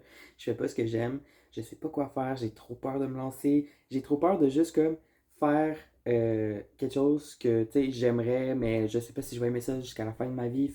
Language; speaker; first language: French; native; French